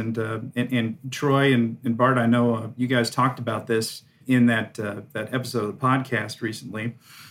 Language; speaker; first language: English; native; English